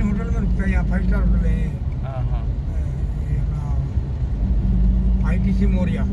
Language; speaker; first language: Hindi; native; Hindi